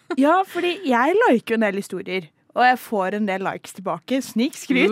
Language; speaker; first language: Norwegian; native; Norwegian